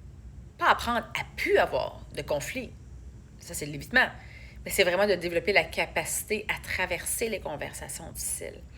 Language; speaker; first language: French; native; French